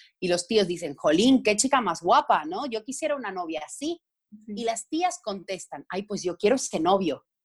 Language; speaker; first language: Spanish; native; Spanish